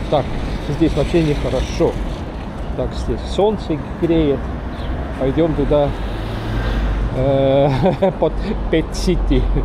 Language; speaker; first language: Russian; non-native, learner; Estonian